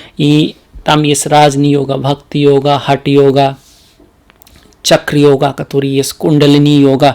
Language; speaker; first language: Russian; non-native, learner; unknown